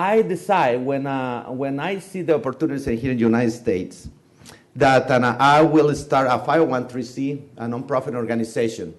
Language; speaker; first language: English; non-native, fluent; Spanish